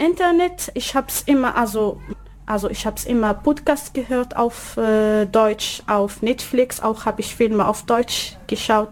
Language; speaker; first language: German; non-native, learner; Arabic